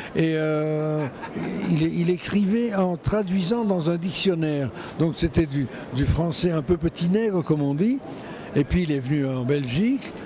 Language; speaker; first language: French; native; French